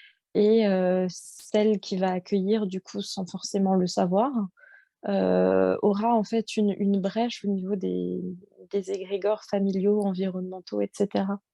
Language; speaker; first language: French; native; French